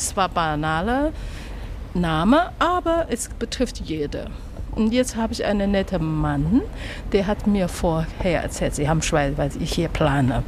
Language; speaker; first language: German; non-native, learner; Chinese